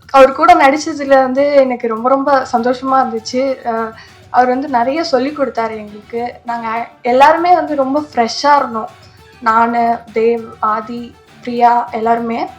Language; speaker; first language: Tamil; native; Tamil